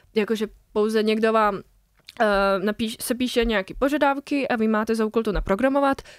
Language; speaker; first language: Czech; non-native, fluent; Bosnian